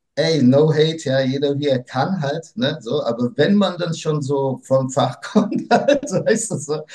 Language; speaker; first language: German; early bilingual, other home language; Portuguese